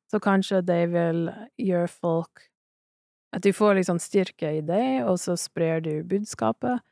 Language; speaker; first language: Norwegian; non-native, fluent; English